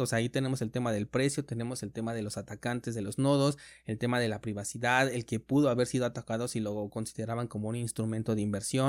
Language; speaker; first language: Spanish; native; Spanish